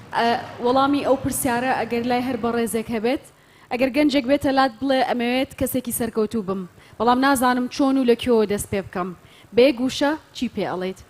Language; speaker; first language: Central Kurdish; native; Central Kurdish